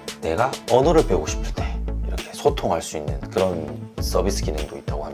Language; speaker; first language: Korean; native; Korean